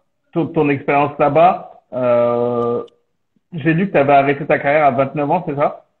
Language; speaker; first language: French; native; French